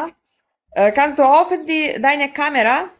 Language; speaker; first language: German; non-native, learner; Serbian